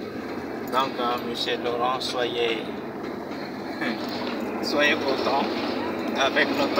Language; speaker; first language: French; non-native, local second language; Malagasy